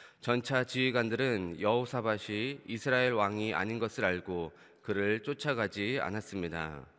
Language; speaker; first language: Korean; native; Korean